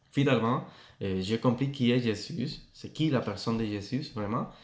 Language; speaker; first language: French; non-native, fluent; Spanish